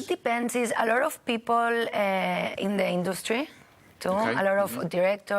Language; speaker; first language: English; non-native, learner; Catalan